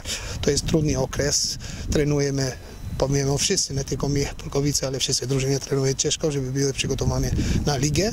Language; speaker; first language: Polish; non-native, learner; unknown